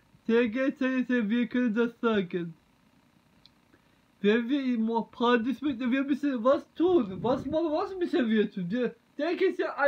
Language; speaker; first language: German; non-native, learner; Turkish